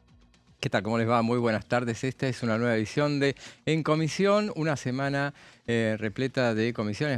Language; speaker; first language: Spanish; native; Spanish